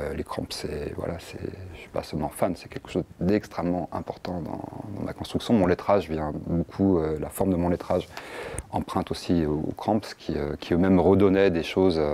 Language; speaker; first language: French; native; French